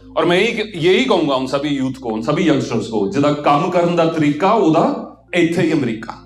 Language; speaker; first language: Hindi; non-native, local second language; Punjabi